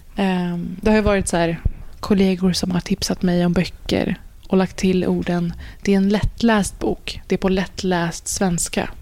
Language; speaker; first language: Swedish; early bilingual, other home language; Persian